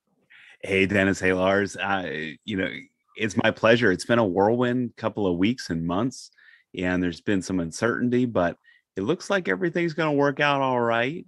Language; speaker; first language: English; native; English